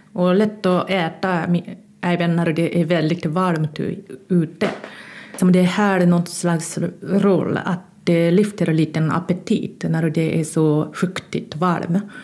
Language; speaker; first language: Swedish; non-native, fluent; Japanese